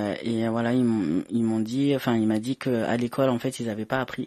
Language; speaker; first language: French; native; French